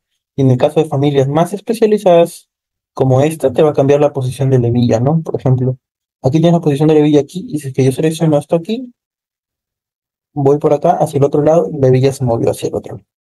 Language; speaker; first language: Spanish; native; Spanish